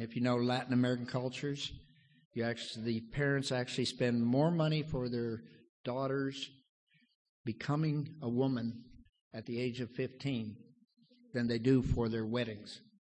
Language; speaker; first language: English; native; English